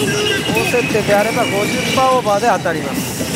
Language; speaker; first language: Japanese; native; Japanese